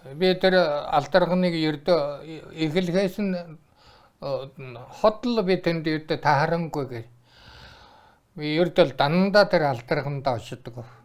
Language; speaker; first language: Mongolian; non-native, local second language; Buriat